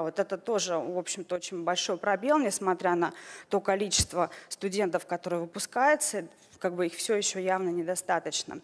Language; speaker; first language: Russian; native; Russian